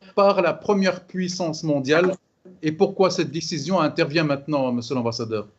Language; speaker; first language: French; non-native, local second language; Arabic